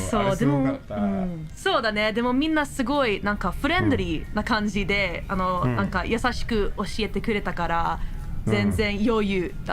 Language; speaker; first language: Japanese; non-native, learner; English